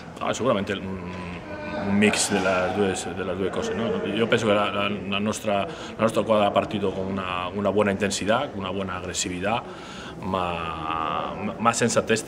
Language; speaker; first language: Italian; non-native, learner; Spanish